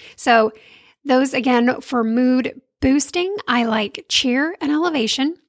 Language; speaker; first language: English; native; English